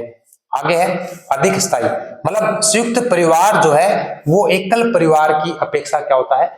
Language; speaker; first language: Hindi; native; Hindi